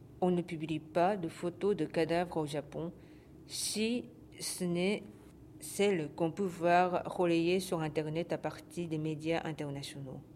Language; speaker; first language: French; non-native, fluent; Japanese